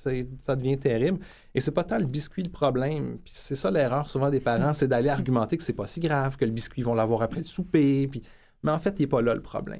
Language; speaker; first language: French; native; French